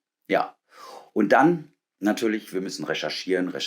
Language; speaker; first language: German; native; German